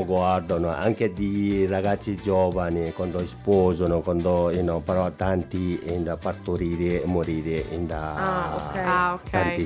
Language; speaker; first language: Italian; non-native, learner; Nepali